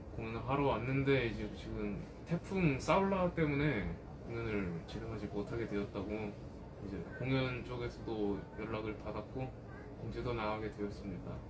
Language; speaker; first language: Korean; native; Korean